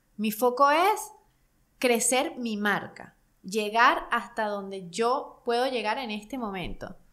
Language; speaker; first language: Spanish; native; Spanish